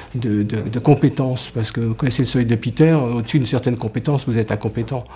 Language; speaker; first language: French; native; French